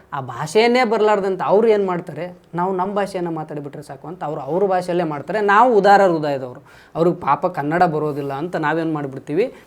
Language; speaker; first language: Kannada; native; Kannada